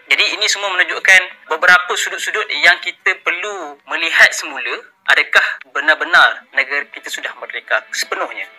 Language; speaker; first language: Malay; native; Malay